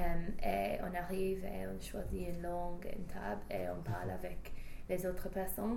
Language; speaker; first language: French; non-native, fluent; English